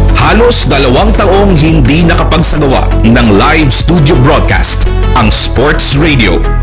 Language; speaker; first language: Filipino; native; Filipino